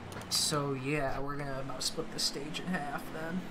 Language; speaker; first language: English; native; English